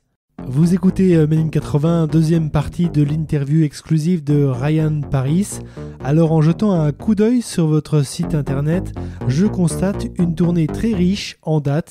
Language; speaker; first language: French; native; French